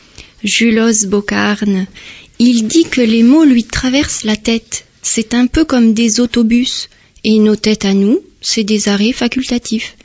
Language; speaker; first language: French; native; French